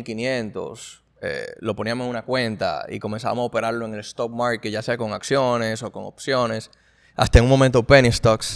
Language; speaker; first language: Spanish; native; Spanish